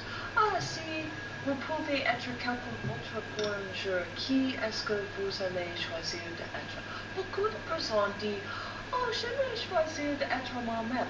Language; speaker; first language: French; non-native, fluent; English